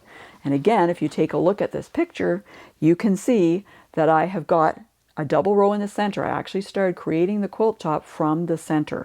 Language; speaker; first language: English; native; English